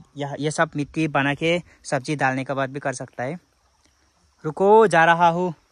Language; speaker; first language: Hindi; non-native, local second language; Garo